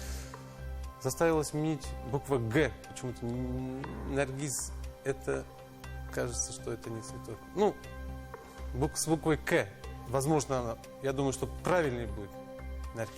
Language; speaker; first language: Russian; non-native, local second language; Tatar